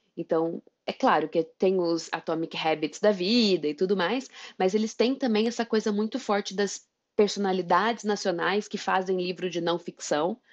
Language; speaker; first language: Portuguese; native; Portuguese